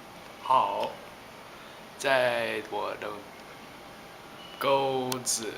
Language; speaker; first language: Chinese; non-native, learner; English